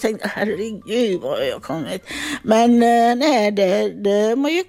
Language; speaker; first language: Swedish; non-native, fluent; Italian